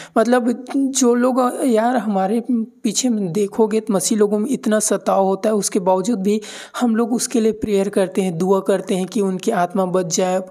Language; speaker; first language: Hindi; native; Hindi